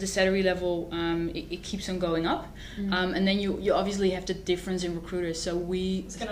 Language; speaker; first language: English; non-native, fluent; Dutch